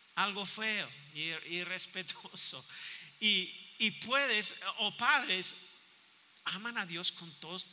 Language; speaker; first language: Spanish; non-native, fluent; English